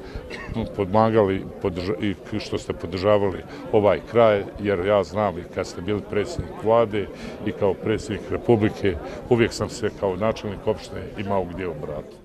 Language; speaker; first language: Serbian; native; Serbian